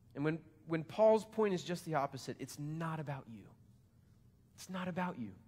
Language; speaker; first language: English; native; English